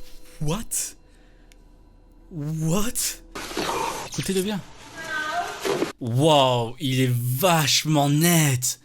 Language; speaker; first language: French; native; French